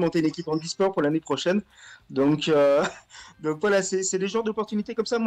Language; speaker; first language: French; native; French